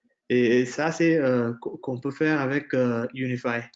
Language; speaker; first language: French; non-native, fluent; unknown